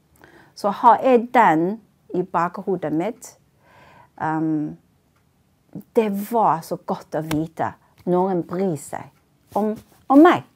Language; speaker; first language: Norwegian; non-native, fluent; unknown